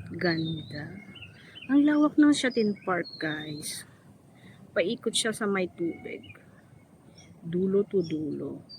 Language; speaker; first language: Filipino; native; Filipino